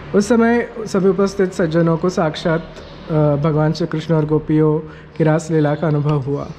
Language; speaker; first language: Hindi; non-native, local second language; Marathi